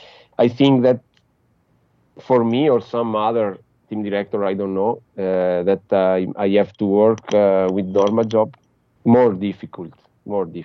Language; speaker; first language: English; non-native, fluent; Italian